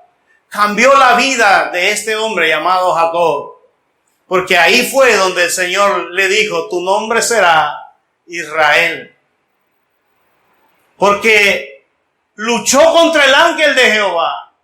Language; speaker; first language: Spanish; native; Spanish